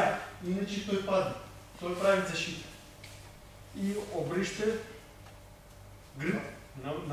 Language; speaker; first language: Bulgarian; non-native, learner; Russian